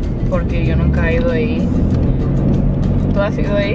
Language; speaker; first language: Spanish; early bilingual, heritage; Spanish